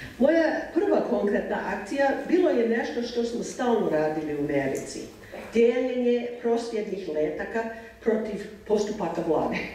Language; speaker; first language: Croatian; non-native, fluent; English